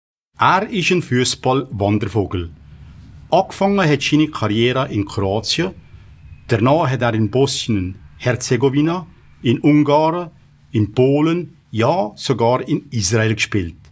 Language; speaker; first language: German; native; German